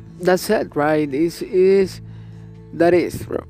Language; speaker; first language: English; non-native, learner; Spanish